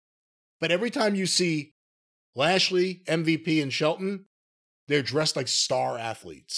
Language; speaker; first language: English; native; English